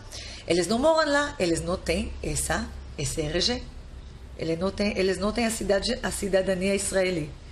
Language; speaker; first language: Portuguese; non-native, fluent; Hebrew